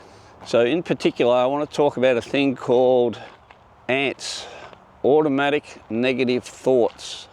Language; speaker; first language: English; native; English